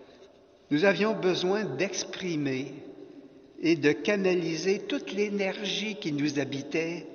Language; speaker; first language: French; native; French